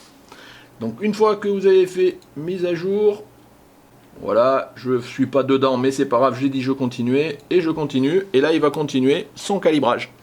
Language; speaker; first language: French; native; French